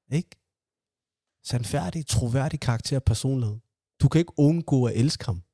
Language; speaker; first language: Danish; early bilingual, other home language; Somali